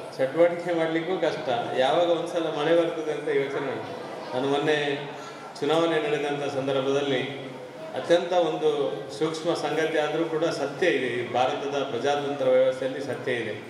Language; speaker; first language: Kannada; native; Kannada